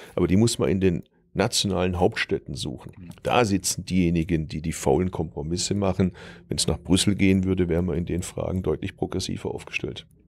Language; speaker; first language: German; early bilingual, other home language; Turkish